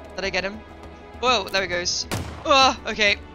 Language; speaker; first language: English; native; English